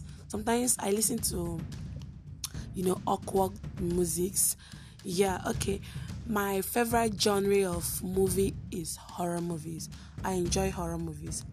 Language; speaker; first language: English; non-native, local second language; Igbo